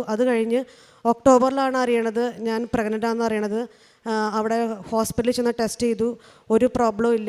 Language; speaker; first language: Malayalam; native; Malayalam